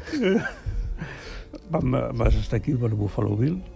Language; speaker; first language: Catalan; native; Catalan